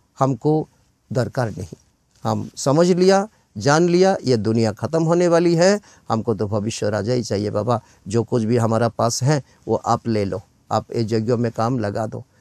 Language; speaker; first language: Hindi; non-native, local second language; Bangla